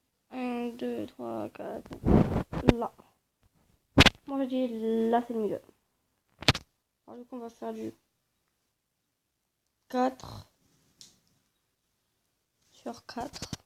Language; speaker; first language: French; native; French